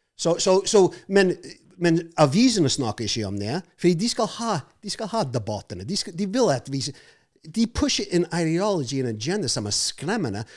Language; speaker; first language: Norwegian; non-native, fluent; English